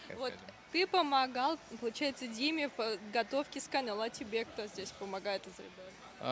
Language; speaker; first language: Russian; native; Russian